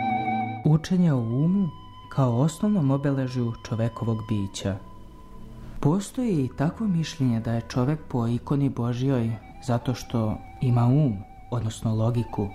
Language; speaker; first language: Serbian; native; Serbian